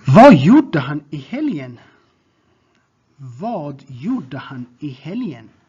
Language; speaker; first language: Swedish; non-native, fluent; Tigrinya